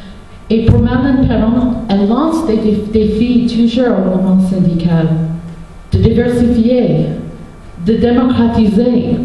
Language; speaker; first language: French; non-native, local second language; English